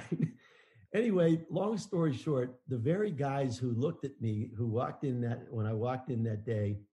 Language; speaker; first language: English; native; English